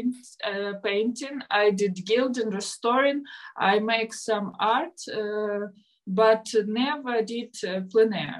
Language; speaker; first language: English; non-native, learner; Ukrainian